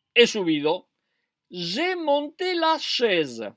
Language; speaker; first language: French; non-native, fluent; Spanish